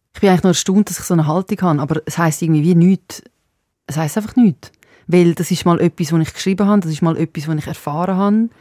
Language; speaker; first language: German; early bilingual, other home language; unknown